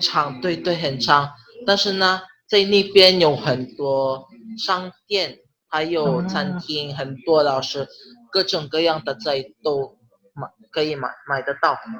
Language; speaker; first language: Chinese; non-native, learner; Filipino